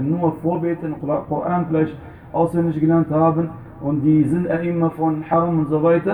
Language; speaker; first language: German; non-native, fluent; Arabic